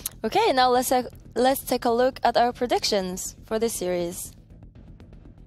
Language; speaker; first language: English; non-native, fluent; French